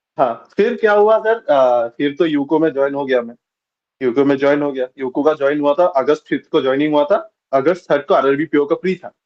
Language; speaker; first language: Hindi; non-native, local second language; Bangla